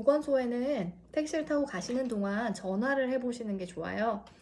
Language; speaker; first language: Korean; native; Korean